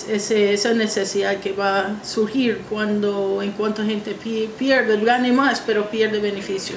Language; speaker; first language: Spanish; non-native, fluent; English